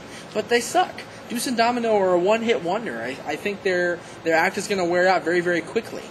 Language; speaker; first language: English; native; English